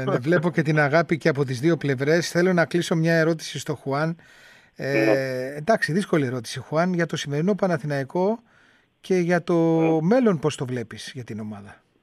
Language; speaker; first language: Greek; native; Greek